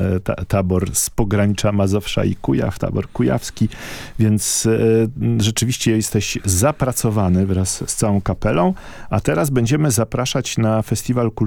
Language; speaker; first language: Polish; native; Polish